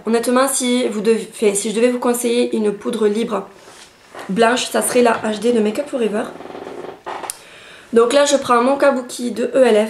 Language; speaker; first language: French; native; French